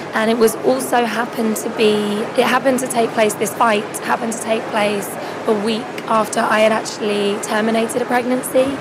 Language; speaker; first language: English; native; English